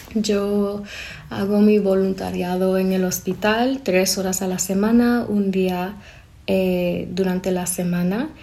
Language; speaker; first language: Spanish; non-native, fluent; English